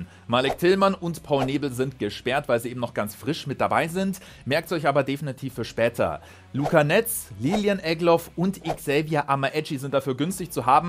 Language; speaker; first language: German; native; German